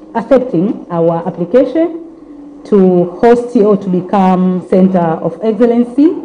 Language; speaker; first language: English; non-native, local second language; Swahili